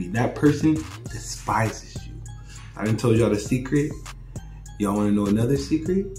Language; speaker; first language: English; native; English